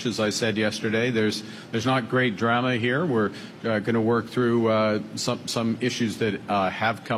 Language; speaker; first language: English; native; English